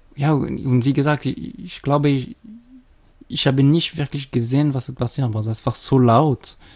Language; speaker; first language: German; non-native, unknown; French